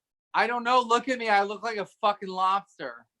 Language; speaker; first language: English; native; English